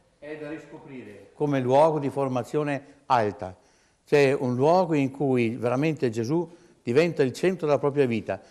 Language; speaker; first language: Italian; native; Italian